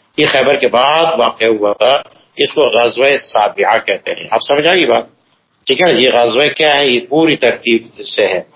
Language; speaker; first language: Urdu; non-native, local second language; Pashto